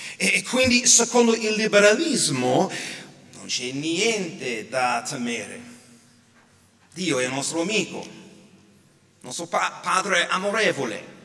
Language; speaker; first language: Italian; non-native, fluent; English